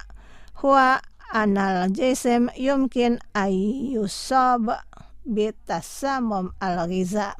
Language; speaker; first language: Arabic; non-native, fluent; Indonesian